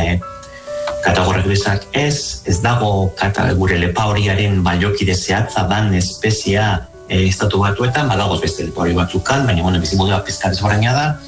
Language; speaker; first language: Basque; native; Basque